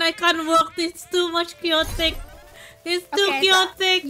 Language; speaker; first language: English; non-native, local second language; Malay